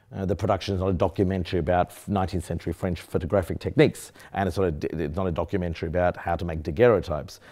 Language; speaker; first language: English; native; English